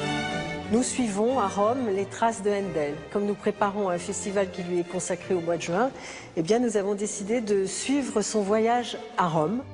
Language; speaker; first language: French; native; French